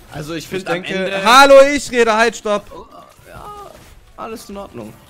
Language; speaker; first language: German; native; German